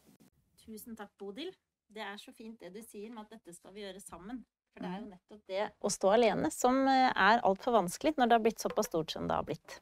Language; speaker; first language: Norwegian; native; Norwegian